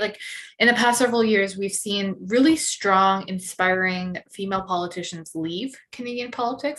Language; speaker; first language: English; native; English